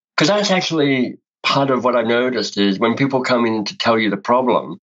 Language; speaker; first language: English; native; English